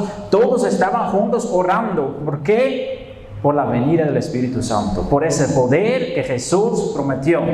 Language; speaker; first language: Spanish; non-native, fluent; Dutch